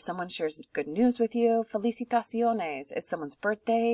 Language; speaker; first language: English; native; English